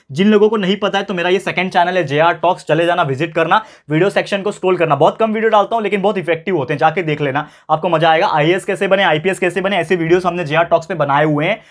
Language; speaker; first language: Hindi; native; Hindi